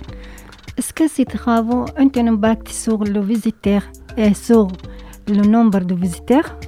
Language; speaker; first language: French; non-native, learner; Arabic